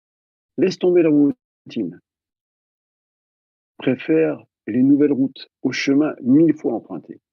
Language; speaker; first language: French; native; French